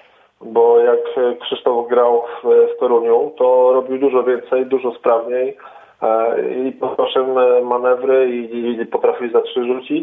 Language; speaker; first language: Polish; native; Polish